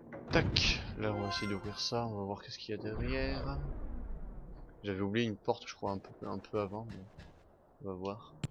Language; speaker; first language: French; native; French